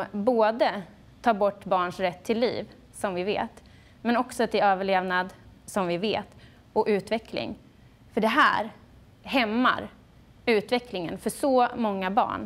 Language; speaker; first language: Swedish; native; Swedish